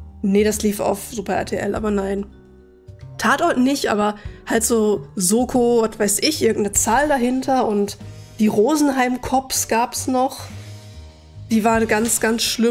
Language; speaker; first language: German; native; German